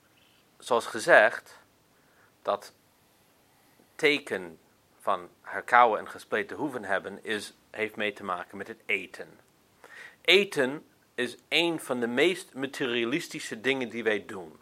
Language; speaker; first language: Dutch; non-native, fluent; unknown